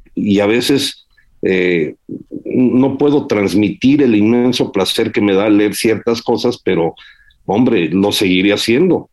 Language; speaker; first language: Spanish; early bilingual, heritage; Spanish